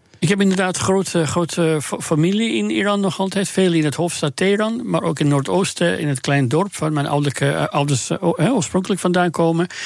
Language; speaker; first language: Dutch; non-native, fluent; Persian